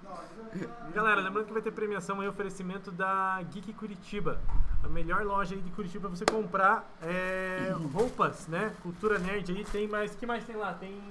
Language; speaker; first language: Portuguese; native; Portuguese